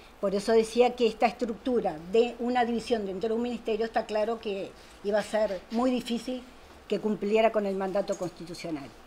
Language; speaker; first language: Spanish; native; Spanish